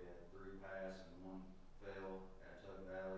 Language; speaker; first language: English; native; English